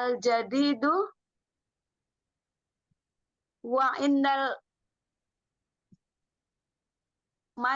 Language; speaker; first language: Arabic; non-native, learner; Indonesian